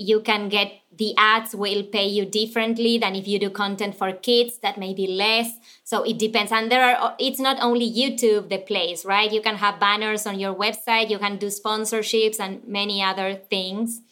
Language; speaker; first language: English; non-native, fluent; Spanish